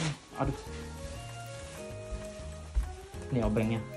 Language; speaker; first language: Indonesian; native; Indonesian